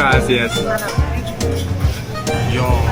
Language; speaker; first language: Spanish; non-native, learner; Korean